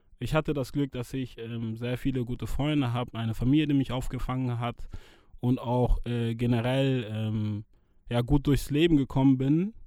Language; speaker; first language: German; early bilingual, other home language; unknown